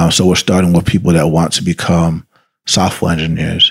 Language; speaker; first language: English; early bilingual, other home language; Spanish